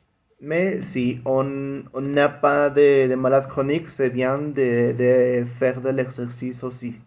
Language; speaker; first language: French; non-native, learner; Spanish